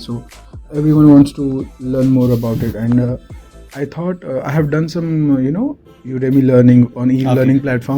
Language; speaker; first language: English; non-native, local second language; Hindi